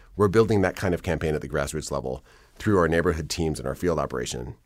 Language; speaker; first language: English; native; English